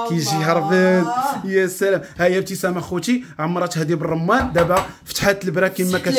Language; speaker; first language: Arabic; native; Arabic